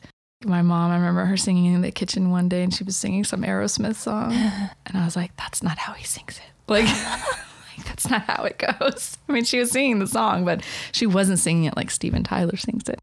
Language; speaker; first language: English; native; English